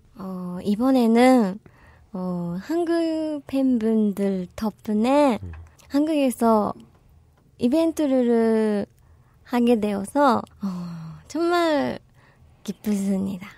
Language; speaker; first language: Korean; non-native, learner; Japanese